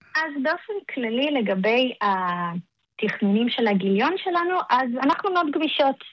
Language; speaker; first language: Hebrew; early bilingual, other home language; Russian